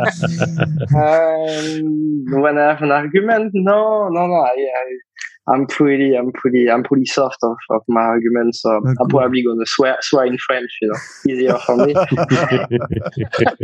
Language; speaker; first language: English; non-native, fluent; French